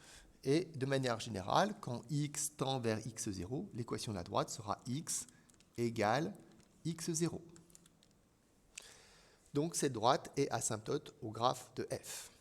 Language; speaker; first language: French; native; French